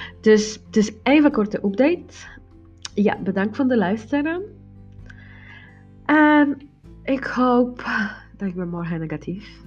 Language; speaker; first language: Dutch; non-native, learner; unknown